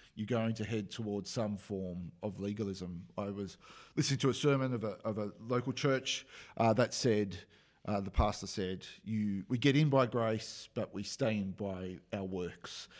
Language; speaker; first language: English; native; English